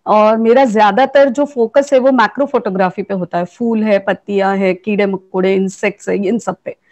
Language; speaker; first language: Hindi; native; Hindi